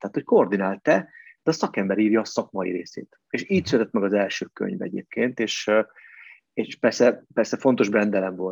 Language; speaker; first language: Hungarian; native; Hungarian